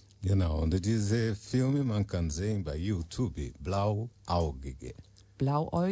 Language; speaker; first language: German; non-native, learner; Portuguese